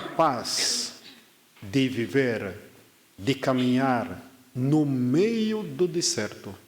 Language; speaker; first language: Portuguese; non-native, fluent; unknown